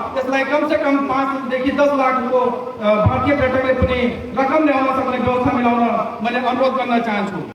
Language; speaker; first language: Nepali; non-native, local second language; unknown